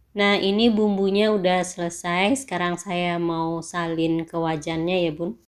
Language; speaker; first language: Indonesian; non-native, local second language; Minangkabau